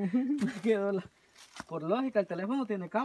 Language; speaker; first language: Spanish; native; Spanish